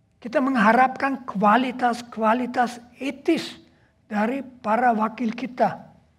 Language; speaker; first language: Indonesian; non-native, fluent; German